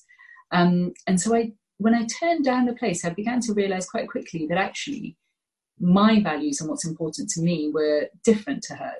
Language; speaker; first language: English; native; English